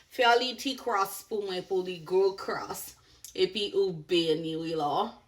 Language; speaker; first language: Haitian Creole; native; Haitian Creole